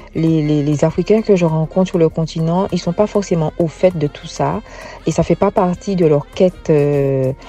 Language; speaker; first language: French; native; French